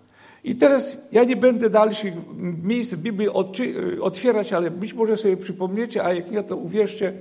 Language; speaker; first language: Polish; native; Polish